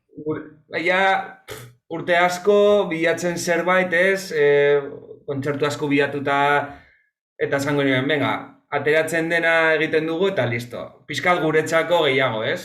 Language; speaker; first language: Basque; non-native, local second language; Spanish